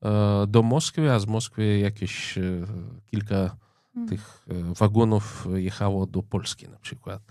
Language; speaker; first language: Polish; non-native, fluent; Russian